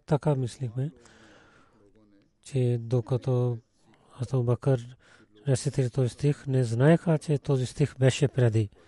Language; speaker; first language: Bulgarian; non-native, learner; Urdu